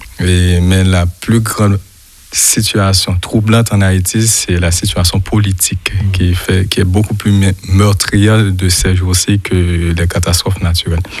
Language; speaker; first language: French; non-native, local second language; Haitian Creole